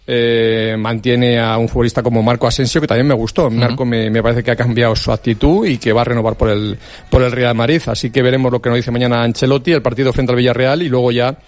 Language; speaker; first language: Spanish; native; Spanish